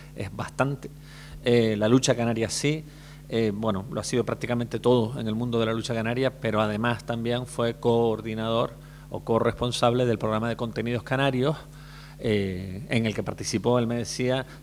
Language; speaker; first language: Spanish; native; Spanish